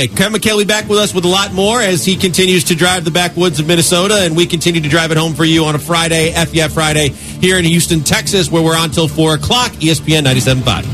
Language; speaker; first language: English; native; English